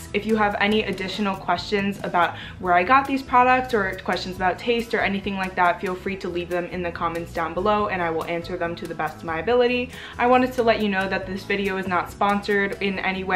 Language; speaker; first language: English; native; English